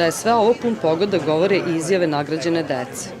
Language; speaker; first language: Serbian; native; Serbian